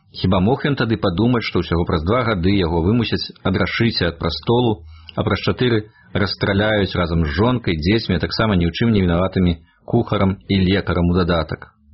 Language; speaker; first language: Belarusian; native; Belarusian